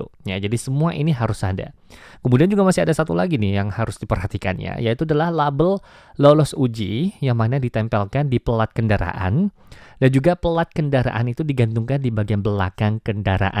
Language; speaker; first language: Indonesian; native; Indonesian